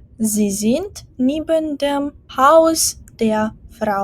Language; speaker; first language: German; non-native, fluent; Ukrainian